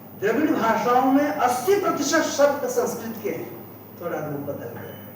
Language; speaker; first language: Hindi; native; Hindi